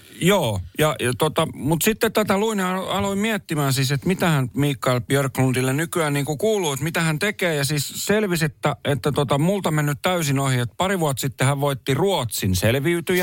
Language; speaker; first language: Finnish; native; Finnish